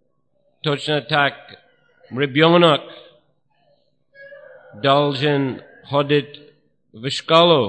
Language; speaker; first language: Russian; non-native, fluent; English